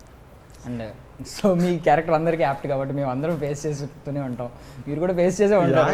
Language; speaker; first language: Telugu; native; Telugu